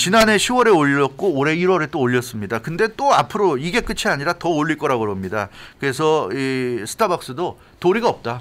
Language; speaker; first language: Korean; native; Korean